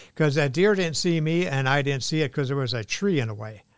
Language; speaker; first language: English; native; English